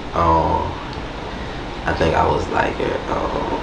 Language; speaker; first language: English; native; English